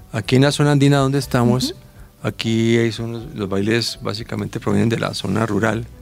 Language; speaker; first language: Spanish; native; Spanish